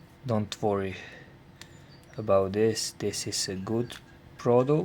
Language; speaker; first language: English; non-native, learner; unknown